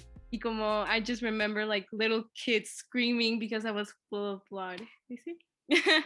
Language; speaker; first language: English; early bilingual, other home language; Spanish